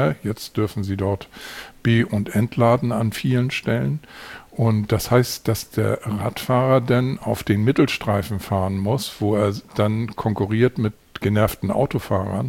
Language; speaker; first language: German; native; German